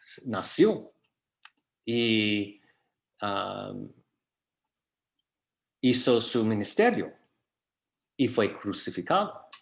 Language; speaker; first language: Spanish; non-native, fluent; English